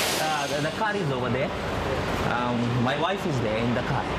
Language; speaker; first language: English; non-native, local second language; Divehi